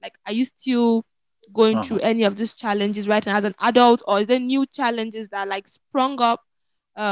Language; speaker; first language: English; non-native, local second language; Yoruba